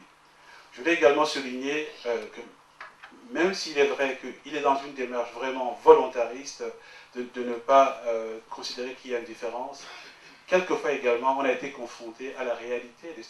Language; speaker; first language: French; native; French